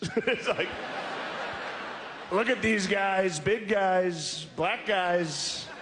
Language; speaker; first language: English; native; English